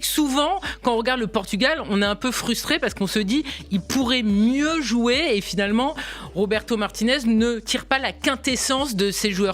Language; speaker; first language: French; native; French